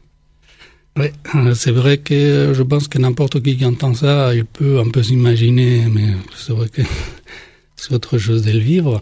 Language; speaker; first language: French; non-native, fluent; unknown